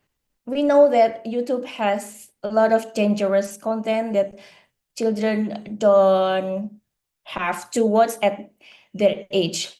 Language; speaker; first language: English; non-native, learner; Indonesian